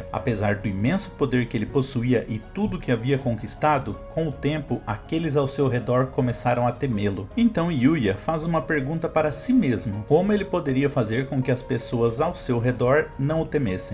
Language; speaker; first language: Portuguese; native; Portuguese